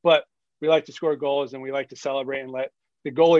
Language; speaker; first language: English; native; English